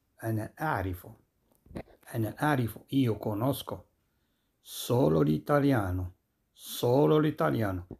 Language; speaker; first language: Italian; non-native, fluent; Arabic